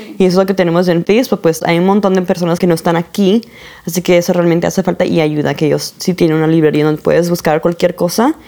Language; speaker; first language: Spanish; early bilingual, heritage; Spanish